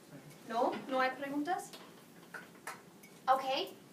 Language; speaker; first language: Spanish; non-native, fluent; English